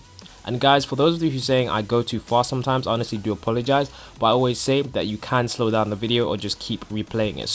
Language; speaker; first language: English; native; English